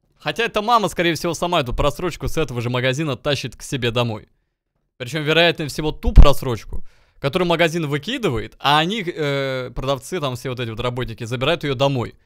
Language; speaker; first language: Russian; native; Russian